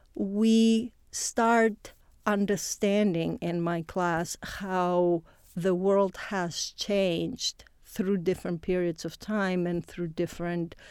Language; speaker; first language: English; non-native, fluent; Greek